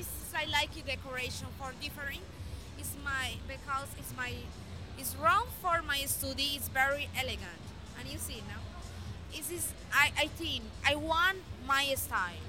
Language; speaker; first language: English; non-native, learner; Spanish